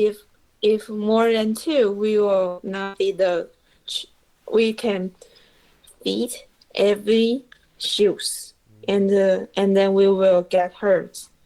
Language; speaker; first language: English; non-native, learner; Chinese